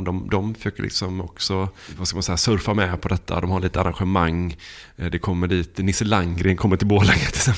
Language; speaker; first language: Swedish; native; Swedish